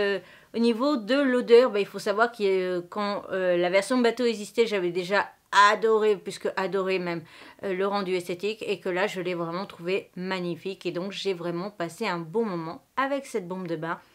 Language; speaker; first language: French; native; French